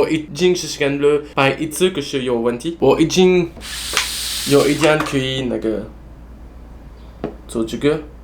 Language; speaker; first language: Chinese; non-native, learner; French